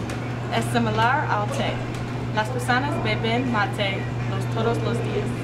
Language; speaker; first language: Spanish; non-native, learner; English